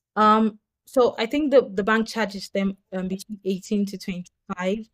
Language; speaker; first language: English; non-native, local second language; Yoruba